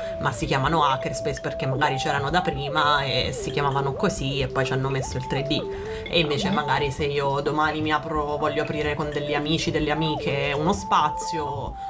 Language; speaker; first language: Italian; native; Italian